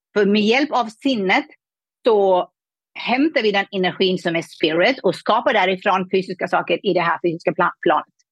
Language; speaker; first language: Swedish; non-native, fluent; Persian